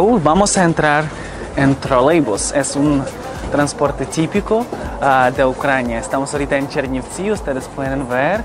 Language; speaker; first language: Spanish; non-native, fluent; Ukrainian